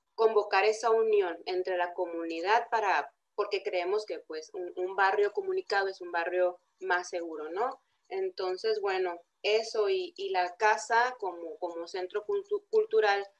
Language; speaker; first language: Spanish; native; Spanish